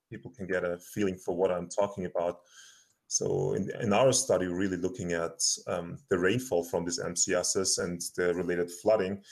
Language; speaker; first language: English; non-native, fluent; German